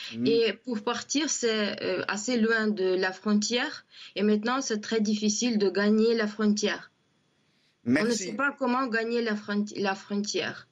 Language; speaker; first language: French; non-native, fluent; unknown